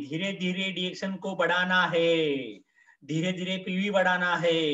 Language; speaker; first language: Hindi; non-native, local second language; Marathi